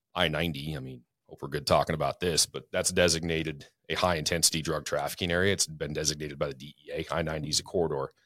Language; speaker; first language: English; native; English